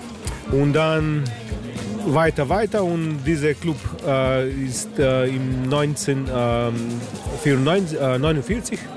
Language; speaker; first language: German; non-native, learner; Slovenian